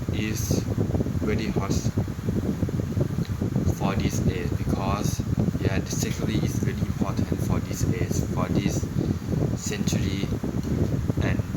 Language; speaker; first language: English; non-native, learner; Thai